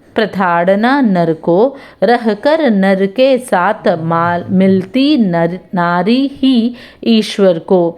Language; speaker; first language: Hindi; non-native, local second language; Telugu